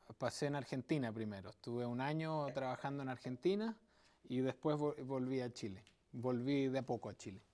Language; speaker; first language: Spanish; native; Spanish